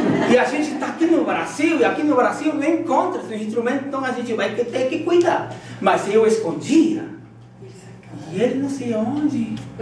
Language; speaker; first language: Portuguese; non-native, fluent; Spanish